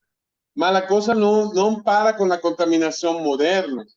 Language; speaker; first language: Portuguese; non-native, fluent; Spanish